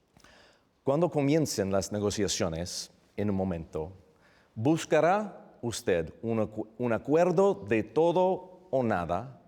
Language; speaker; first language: Spanish; non-native, fluent; English